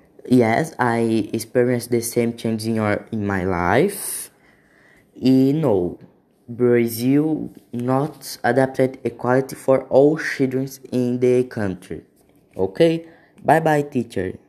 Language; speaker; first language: English; non-native, learner; Portuguese